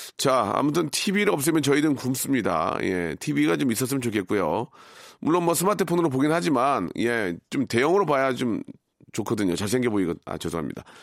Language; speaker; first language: Korean; native; Korean